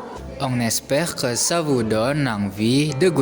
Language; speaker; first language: French; non-native, learner; Indonesian